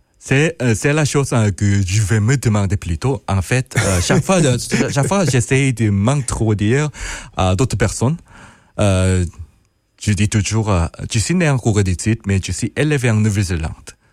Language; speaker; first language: French; non-native, fluent; Korean